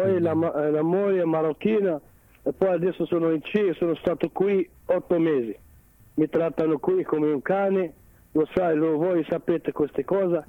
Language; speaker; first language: Italian; non-native, learner; Arabic